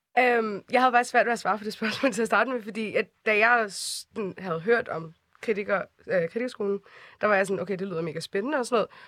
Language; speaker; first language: Danish; early bilingual, other home language; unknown